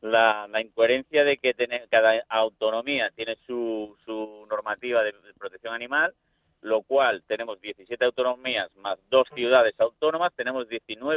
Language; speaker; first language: Spanish; native; Spanish